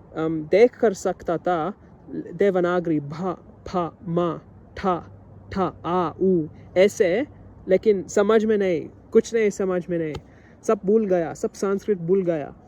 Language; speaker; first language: Hindi; non-native, learner; English